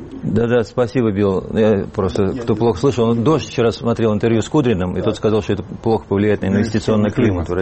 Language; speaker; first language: Russian; native; Russian